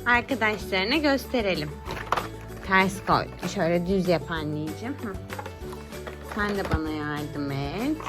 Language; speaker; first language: Turkish; native; Turkish